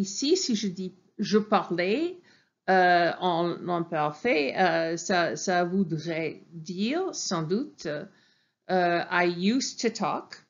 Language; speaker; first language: French; non-native, fluent; English